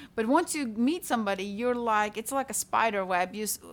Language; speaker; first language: English; non-native, fluent; Latvian